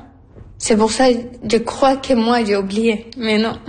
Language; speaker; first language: French; non-native, learner; Arabic